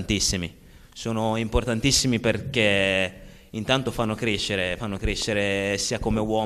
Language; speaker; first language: Italian; early bilingual, other home language; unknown